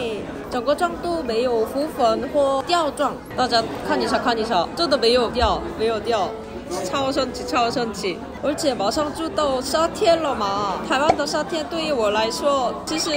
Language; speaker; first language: Chinese; non-native, fluent; Korean